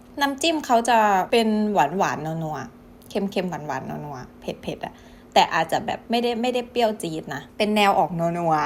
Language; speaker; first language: Thai; native; Thai